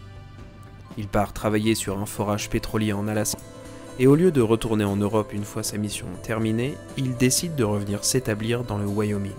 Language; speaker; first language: French; native; French